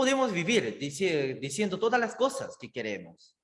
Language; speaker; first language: Spanish; native; Spanish